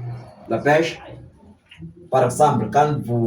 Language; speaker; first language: French; non-native, fluent; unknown